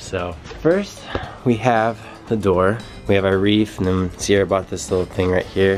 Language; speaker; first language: English; native; English